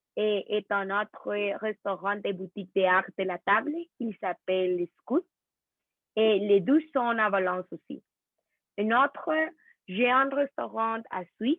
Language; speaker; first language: French; non-native, learner; Spanish